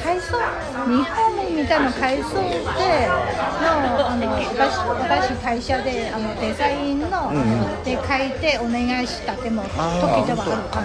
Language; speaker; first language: Japanese; non-native, fluent; Chinese